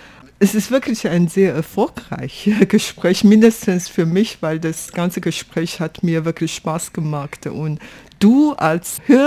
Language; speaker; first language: German; non-native, fluent; Chinese